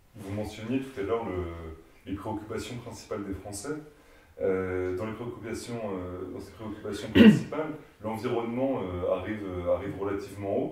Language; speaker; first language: French; native; French